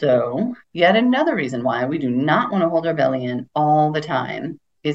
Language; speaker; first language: English; native; English